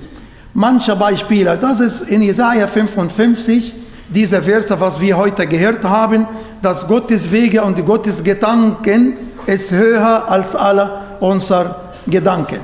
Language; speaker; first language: German; non-native, fluent; Arabic